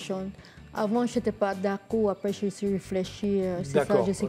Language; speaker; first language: French; non-native, learner; English